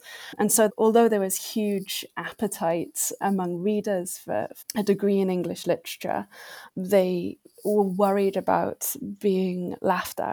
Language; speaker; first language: English; native; English